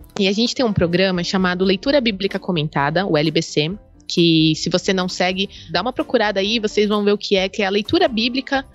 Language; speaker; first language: Portuguese; native; Portuguese